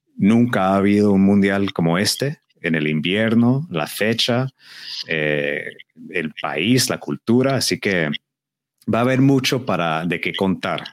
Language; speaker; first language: Spanish; native; Spanish